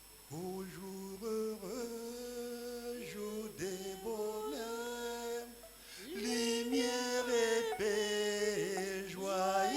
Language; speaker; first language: French; non-native, local second language; Lingala